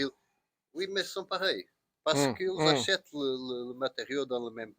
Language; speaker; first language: French; non-native, learner; Portuguese